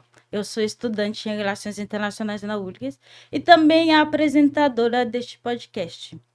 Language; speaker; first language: Portuguese; non-native, fluent; Haitian Creole